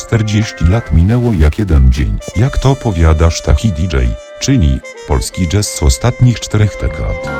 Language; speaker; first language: Polish; native; Polish